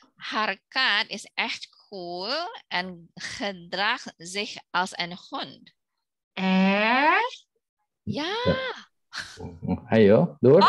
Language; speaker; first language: Dutch; non-native, learner; Indonesian